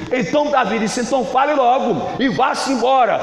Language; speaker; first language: Portuguese; native; Portuguese